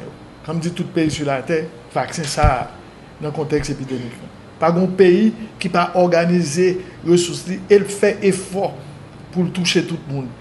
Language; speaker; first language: French; non-native, local second language; Haitian Creole